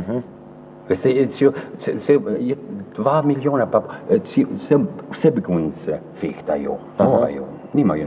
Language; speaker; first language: Slovenian; early bilingual, heritage; French